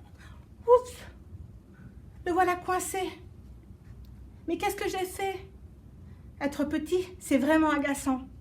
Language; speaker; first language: French; native; French